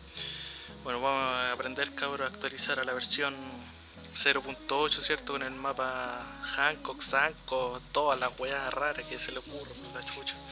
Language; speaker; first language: Spanish; native; Spanish